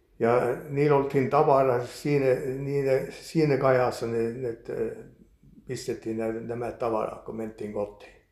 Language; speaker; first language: Finnish; early bilingual, heritage; Finnish